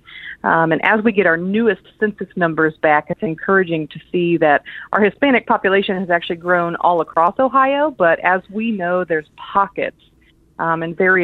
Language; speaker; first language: English; native; English